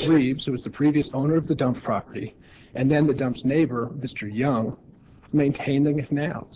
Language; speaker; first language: English; native; English